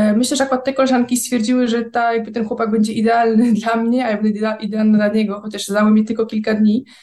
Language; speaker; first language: Polish; native; Polish